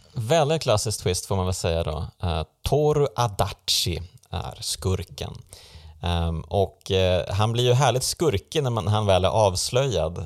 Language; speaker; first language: Swedish; native; Swedish